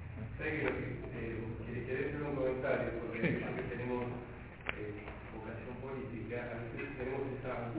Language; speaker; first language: Spanish; native; Spanish